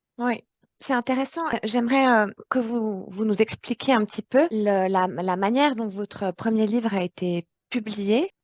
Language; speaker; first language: French; native; French